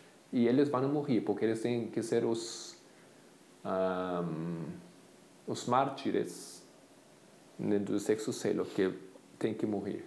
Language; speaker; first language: Portuguese; non-native, fluent; Spanish